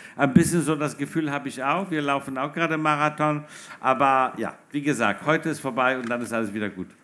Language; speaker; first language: German; non-native, fluent; Polish